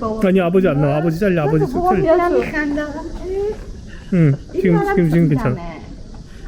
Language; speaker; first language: Korean; native; Korean